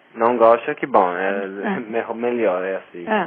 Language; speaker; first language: Portuguese; non-native, learner; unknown